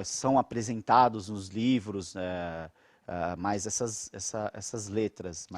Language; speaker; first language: Portuguese; native; Portuguese